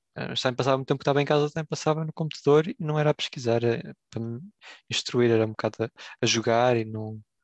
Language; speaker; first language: Portuguese; native; Portuguese